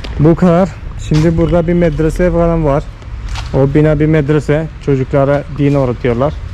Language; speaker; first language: Turkish; non-native, fluent; Malayalam